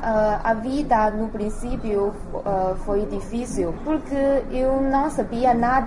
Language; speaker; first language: Portuguese; non-native, learner; Chinese